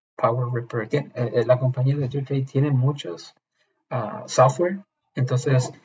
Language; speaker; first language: Spanish; early bilingual, heritage; Spanish